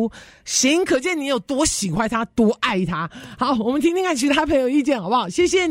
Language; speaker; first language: Chinese; native; Chinese